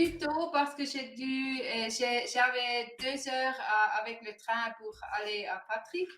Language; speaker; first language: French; non-native, learner; German